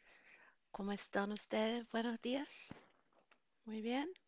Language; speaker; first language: Spanish; non-native, fluent; Norwegian